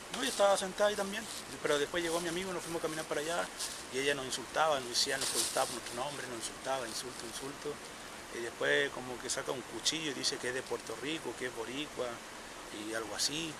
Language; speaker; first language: Spanish; native; Spanish